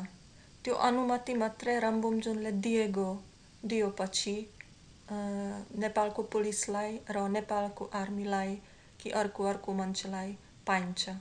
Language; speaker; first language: Nepali; non-native, learner; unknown